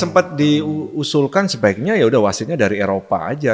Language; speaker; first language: Indonesian; native; Indonesian